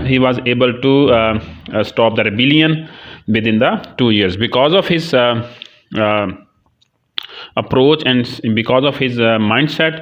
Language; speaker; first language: English; non-native, local second language; Urdu